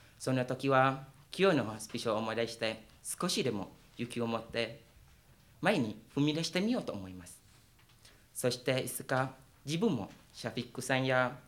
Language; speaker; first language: Japanese; non-native, fluent; Malay